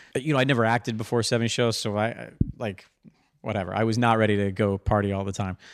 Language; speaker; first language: English; native; English